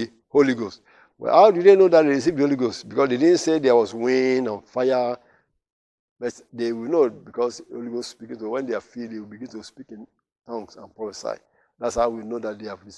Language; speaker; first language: English; non-native, local second language; Yoruba